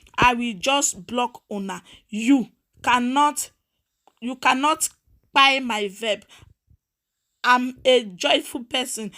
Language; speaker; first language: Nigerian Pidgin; non-native, local second language; Yoruba